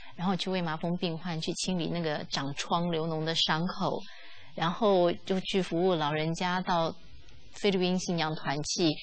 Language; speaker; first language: Chinese; native; Chinese